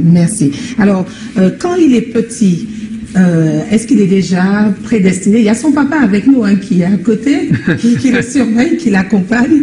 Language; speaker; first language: French; native; French